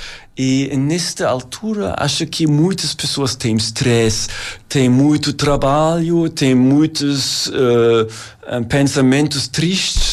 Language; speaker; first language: Portuguese; non-native, learner; German